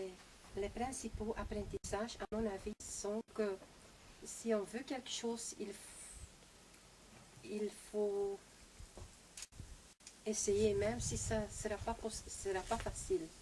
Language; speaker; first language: French; non-native, local second language; Dutch